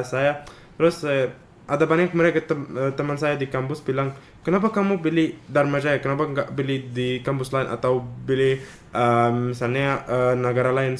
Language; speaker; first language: Indonesian; non-native, fluent; Arabic